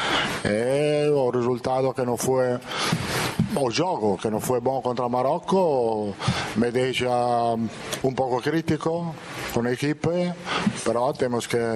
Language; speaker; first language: Portuguese; non-native, fluent; Italian